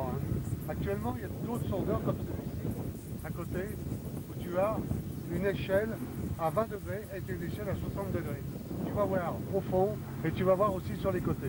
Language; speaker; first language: French; native; French